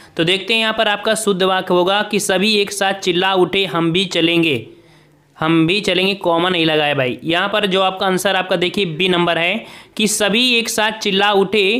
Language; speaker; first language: Hindi; native; Hindi